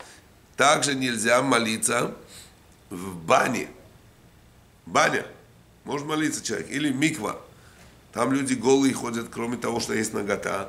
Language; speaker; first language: Russian; native; Russian